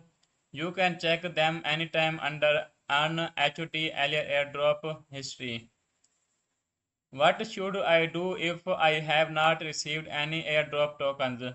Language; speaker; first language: English; non-native, learner; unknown